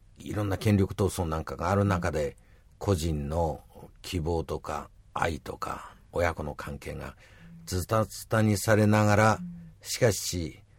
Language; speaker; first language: Japanese; native; Japanese